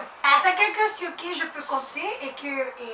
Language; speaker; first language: French; non-native, local second language; Haitian Creole